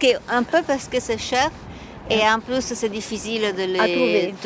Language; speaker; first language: French; non-native, learner; Italian